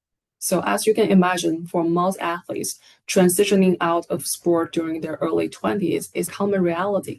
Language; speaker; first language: English; non-native, fluent; Chinese